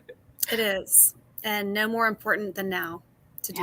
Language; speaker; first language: English; native; English